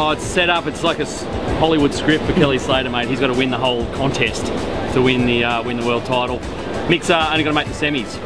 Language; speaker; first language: English; native; English